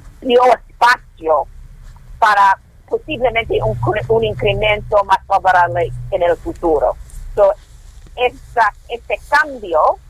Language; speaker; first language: Spanish; non-native, fluent; English